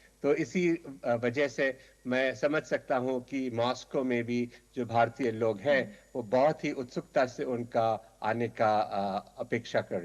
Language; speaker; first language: Hindi; native; Hindi